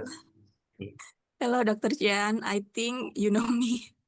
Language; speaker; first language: English; non-native, learner; Indonesian